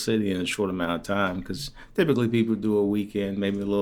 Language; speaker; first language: English; early bilingual, other home language; Haitian Creole